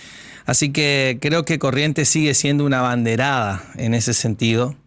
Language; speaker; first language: Spanish; native; Spanish